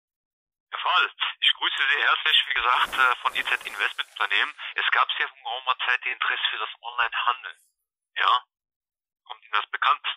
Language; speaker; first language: German; non-native, learner; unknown